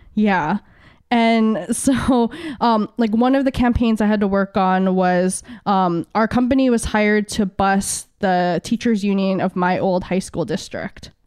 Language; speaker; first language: English; early bilingual, other home language; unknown